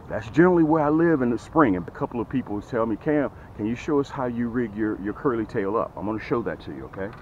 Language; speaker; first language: English; native; English